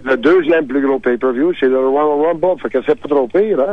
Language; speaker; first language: French; native; French